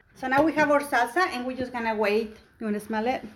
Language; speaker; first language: English; non-native, fluent; Spanish